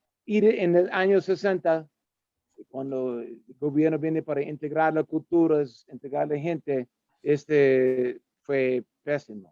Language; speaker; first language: Spanish; non-native, learner; English